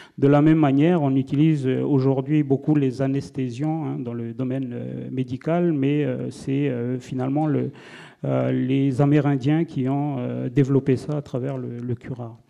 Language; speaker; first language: French; non-native, local second language; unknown